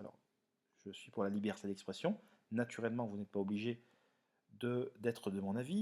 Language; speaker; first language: French; native; French